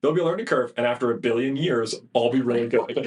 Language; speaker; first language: English; native; English